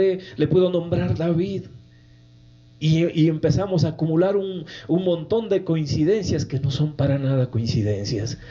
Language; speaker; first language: Spanish; native; Spanish